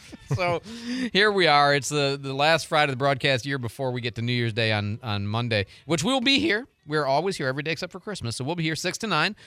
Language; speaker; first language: English; native; English